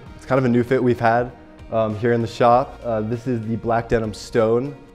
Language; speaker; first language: English; native; English